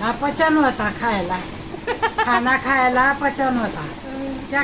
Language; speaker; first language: Hindi; non-native, local second language; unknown